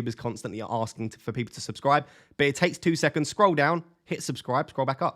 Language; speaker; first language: English; native; English